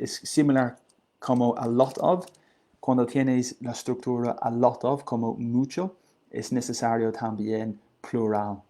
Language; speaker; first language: Spanish; non-native, learner; English